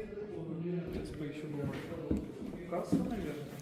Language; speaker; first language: Russian; non-native, fluent; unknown